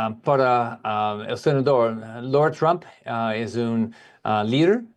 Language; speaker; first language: Spanish; non-native, learner; English